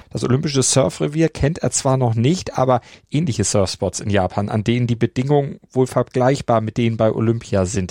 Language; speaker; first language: German; native; German